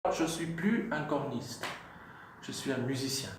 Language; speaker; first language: French; non-native, fluent; German